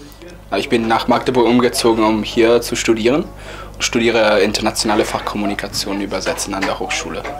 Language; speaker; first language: German; non-native, fluent; Italian